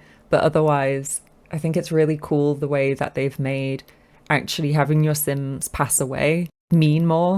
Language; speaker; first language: English; native; English